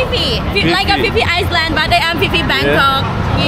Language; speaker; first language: English; non-native, learner; Thai